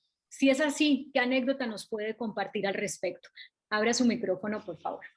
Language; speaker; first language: Spanish; native; Spanish